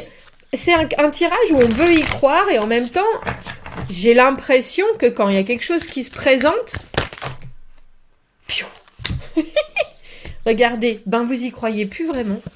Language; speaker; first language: French; native; French